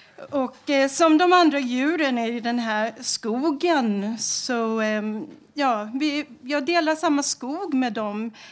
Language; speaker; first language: Swedish; native; Swedish